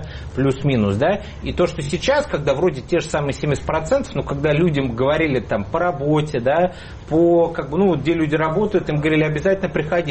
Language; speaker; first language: Russian; native; Russian